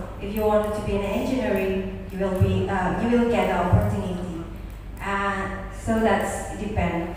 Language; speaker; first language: English; non-native, fluent; Indonesian